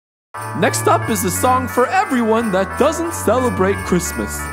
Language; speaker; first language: English; native; English